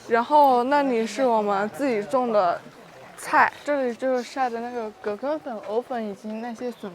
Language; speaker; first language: Chinese; native; Chinese